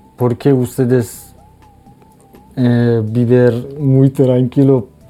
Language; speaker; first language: Spanish; non-native, learner; Persian